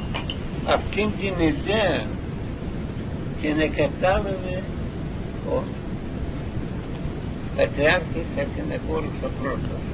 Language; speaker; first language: Greek; non-native, learner; Russian